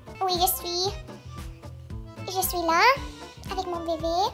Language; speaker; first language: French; non-native, learner; Spanish